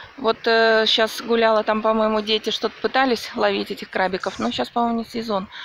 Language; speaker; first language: Russian; native; Russian